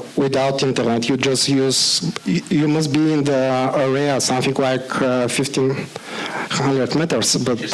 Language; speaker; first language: English; non-native, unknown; Bulgarian